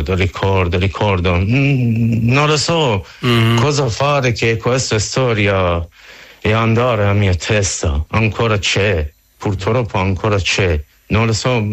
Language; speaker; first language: Italian; non-native, learner; Persian